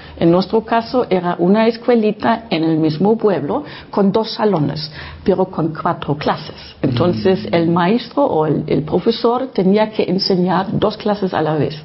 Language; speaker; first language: Spanish; non-native, fluent; Low German